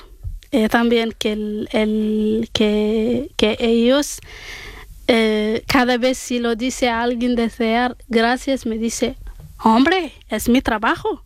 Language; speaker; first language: Spanish; non-native, learner; Arabic